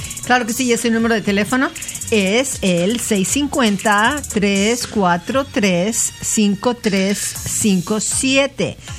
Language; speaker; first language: Spanish; native; Spanish